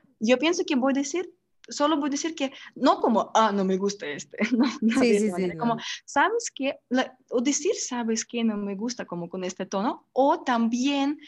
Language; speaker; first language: Spanish; non-native, learner; Russian